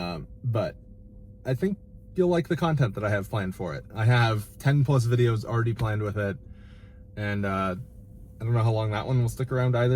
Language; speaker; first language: English; native; English